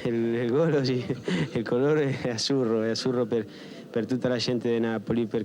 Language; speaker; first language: Italian; non-native, fluent; Spanish